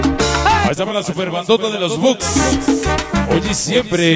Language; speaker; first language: Spanish; native; Spanish